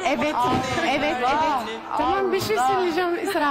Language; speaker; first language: Turkish; non-native, learner; Arabic